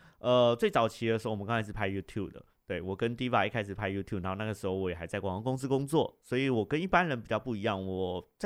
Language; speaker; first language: Chinese; native; Chinese